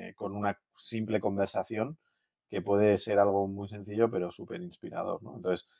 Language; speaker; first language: Spanish; native; Spanish